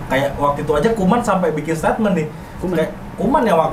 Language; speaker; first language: Indonesian; native; Indonesian